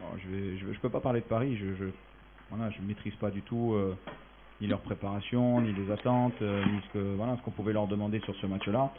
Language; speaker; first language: French; native; French